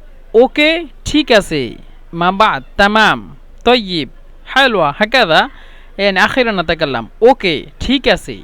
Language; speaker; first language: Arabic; non-native, fluent; Bangla